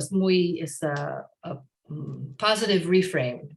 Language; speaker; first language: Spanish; non-native, learner; English